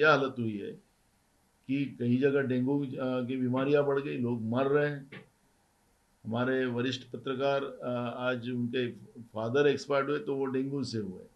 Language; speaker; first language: Hindi; non-native, local second language; Marathi